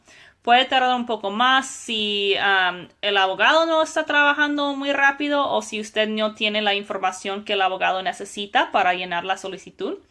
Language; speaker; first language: Spanish; non-native, fluent; English